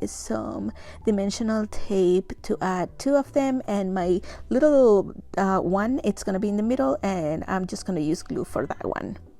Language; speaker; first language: English; non-native, fluent; Spanish